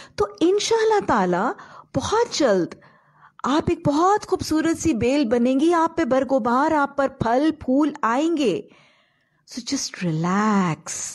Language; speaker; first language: Urdu; native; Urdu